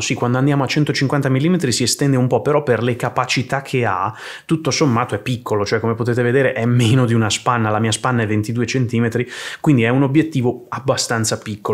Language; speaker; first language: Italian; native; Italian